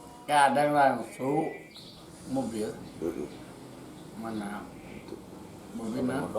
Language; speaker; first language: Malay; non-native, local second language; Sundanese